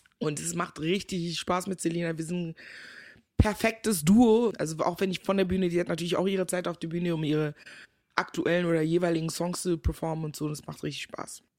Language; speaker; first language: German; early bilingual, other home language; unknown